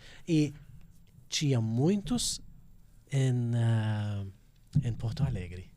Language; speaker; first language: Portuguese; non-native, fluent; Arabic